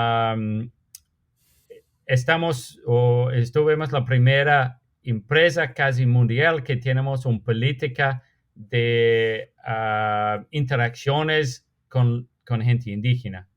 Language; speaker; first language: Spanish; non-native, fluent; English